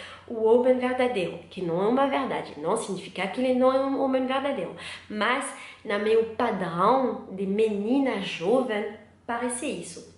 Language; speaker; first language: Portuguese; non-native, learner; French